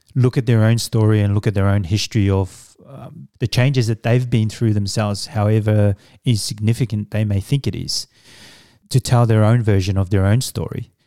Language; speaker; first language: English; early bilingual, other home language; Samoan